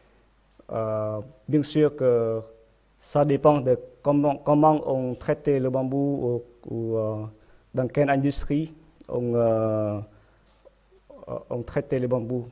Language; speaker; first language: French; non-native, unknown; Vietnamese